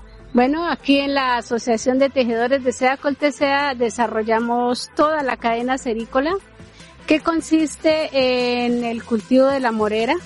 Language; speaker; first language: Spanish; native; Spanish